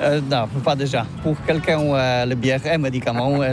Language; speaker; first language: French; non-native, learner; Polish